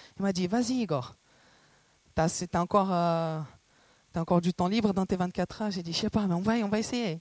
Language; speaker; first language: French; non-native, fluent; Portuguese